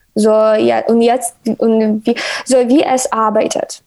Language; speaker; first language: German; non-native, learner; Ukrainian